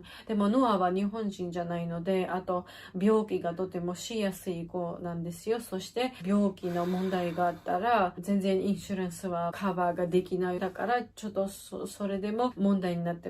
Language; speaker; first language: Japanese; non-native, learner; Georgian